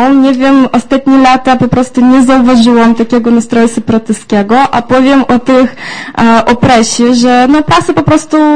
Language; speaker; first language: Polish; non-native, fluent; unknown